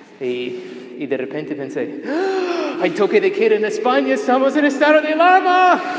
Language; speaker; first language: Spanish; non-native, fluent; English